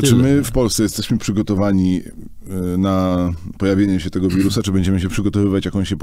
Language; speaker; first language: Polish; native; Polish